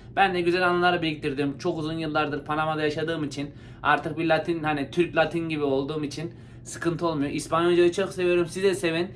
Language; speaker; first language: Turkish; native; Turkish